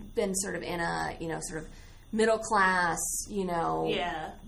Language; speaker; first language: English; native; English